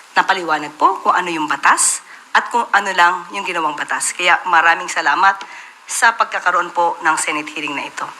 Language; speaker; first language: Filipino; native; Filipino